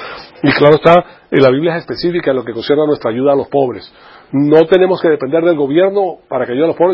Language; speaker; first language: Spanish; native; Spanish